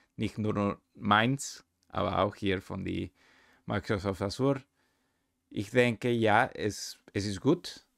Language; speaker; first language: German; non-native, learner; Spanish